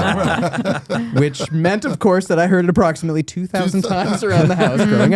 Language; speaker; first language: English; native; English